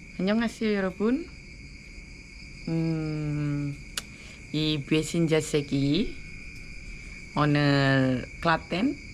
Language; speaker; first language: Korean; non-native, learner; Indonesian